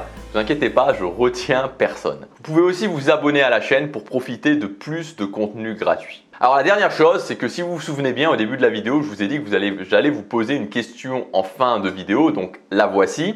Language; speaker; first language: French; native; French